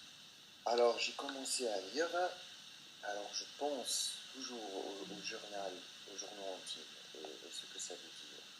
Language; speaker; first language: French; non-native, fluent; English